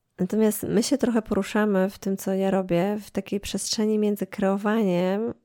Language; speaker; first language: Polish; native; Polish